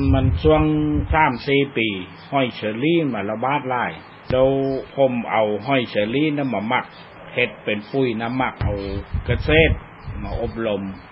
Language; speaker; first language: Thai; non-native, local second language; Lao